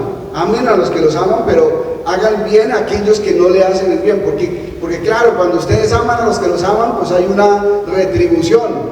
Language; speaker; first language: Spanish; native; Spanish